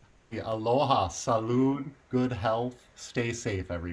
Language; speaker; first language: English; native; English